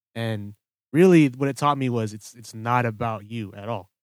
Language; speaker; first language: English; early bilingual, other home language; Filipino